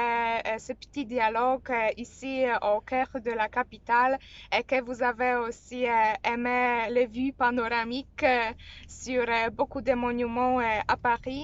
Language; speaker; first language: French; non-native, fluent; Polish